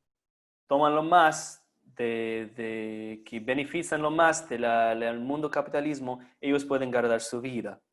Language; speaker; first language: Spanish; non-native, fluent; English